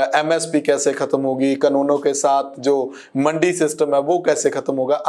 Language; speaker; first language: Hindi; non-native, local second language; Punjabi